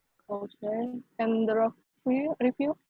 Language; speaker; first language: English; non-native, learner; Indonesian